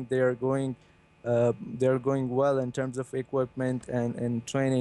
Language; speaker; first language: English; non-native, fluent; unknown